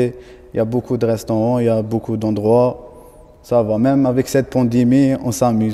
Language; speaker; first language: French; non-native, local second language; Arabic